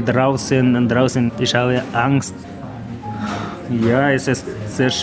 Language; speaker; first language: German; non-native, learner; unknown